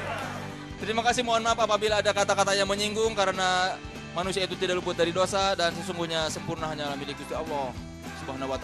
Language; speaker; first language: Indonesian; native; Indonesian